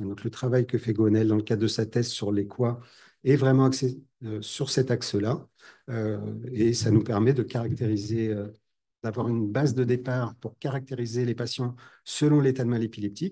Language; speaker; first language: French; native; French